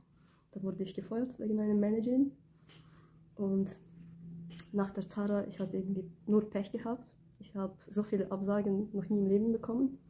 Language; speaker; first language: German; early bilingual, other home language; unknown